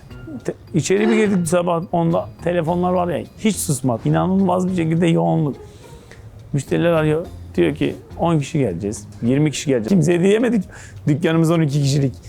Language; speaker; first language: Turkish; native; Turkish